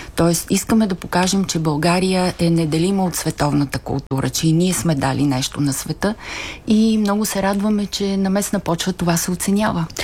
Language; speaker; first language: Bulgarian; native; Bulgarian